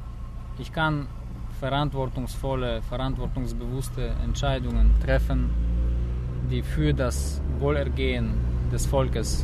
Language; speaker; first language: German; non-native, fluent; Russian